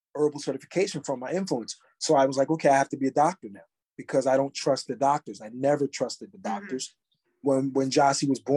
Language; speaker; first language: English; native; English